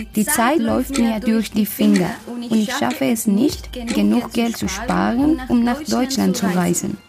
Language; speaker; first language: German; non-native, fluent; Spanish